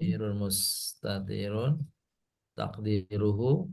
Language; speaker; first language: Arabic; non-native, fluent; Indonesian